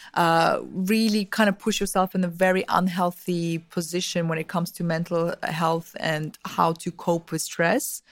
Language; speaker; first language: English; early bilingual, other home language; Russian